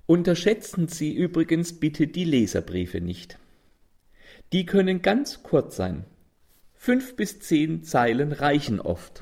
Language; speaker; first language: German; native; German